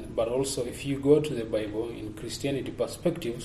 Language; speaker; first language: English; non-native, local second language; Masai